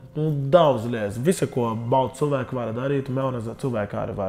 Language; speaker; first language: Latvian; non-native, learner; Portuguese